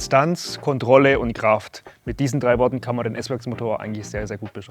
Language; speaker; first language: German; native; German